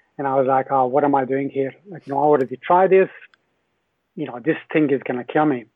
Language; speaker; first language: English; non-native, fluent; Hungarian